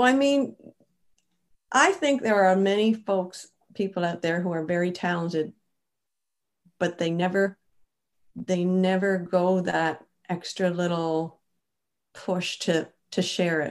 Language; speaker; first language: English; native; English